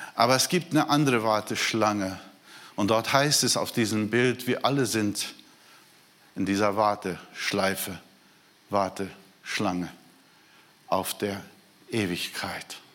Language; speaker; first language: German; non-native, fluent; Portuguese